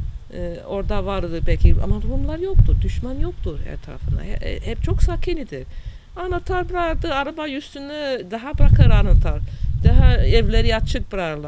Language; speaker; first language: Turkish; non-native, fluent; English